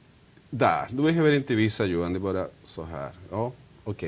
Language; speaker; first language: Swedish; non-native, fluent; Spanish